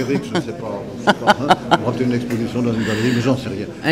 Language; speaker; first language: French; non-native, fluent; German